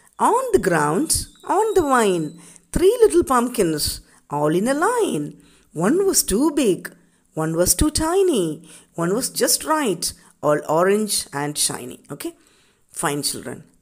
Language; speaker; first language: English; non-native, local second language; Tamil